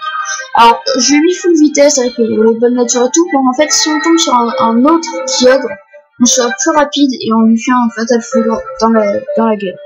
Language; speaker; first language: French; native; French